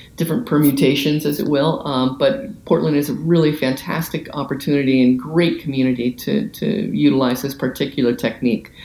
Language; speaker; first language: English; native; English